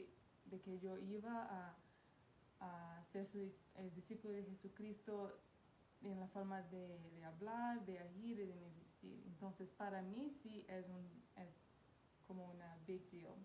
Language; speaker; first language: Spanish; non-native, fluent; Portuguese